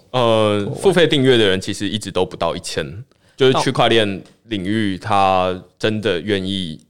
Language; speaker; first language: Chinese; native; Chinese